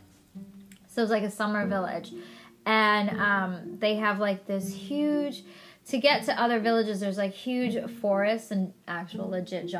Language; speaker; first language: English; native; English